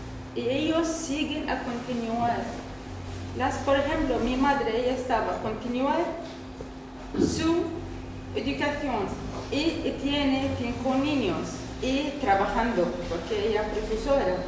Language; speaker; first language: Spanish; non-native, learner; Arabic